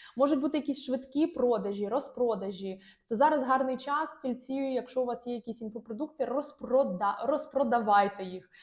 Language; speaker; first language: Ukrainian; non-native, local second language; Russian